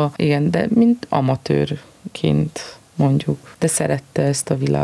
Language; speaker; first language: Hungarian; early bilingual, heritage; Hungarian